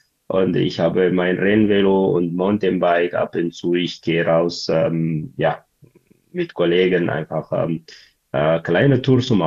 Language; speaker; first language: German; non-native, learner; Tigrinya